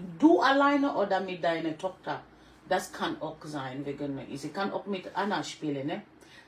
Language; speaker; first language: German; non-native, learner; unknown